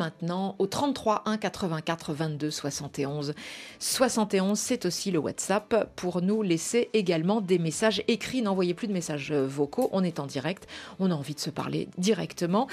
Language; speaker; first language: French; native; French